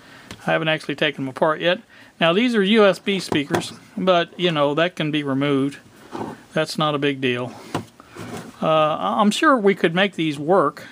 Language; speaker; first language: English; native; English